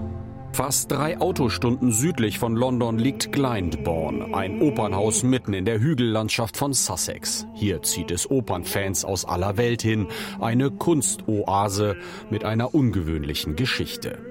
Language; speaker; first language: German; native; German